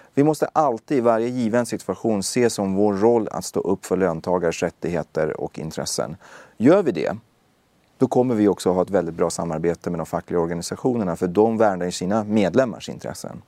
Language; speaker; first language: Swedish; early bilingual, other home language; Persian